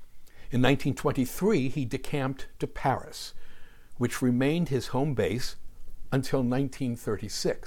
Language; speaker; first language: English; native; English